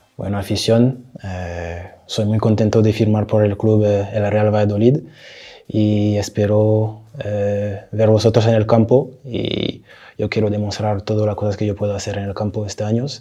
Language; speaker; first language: Spanish; non-native, learner; French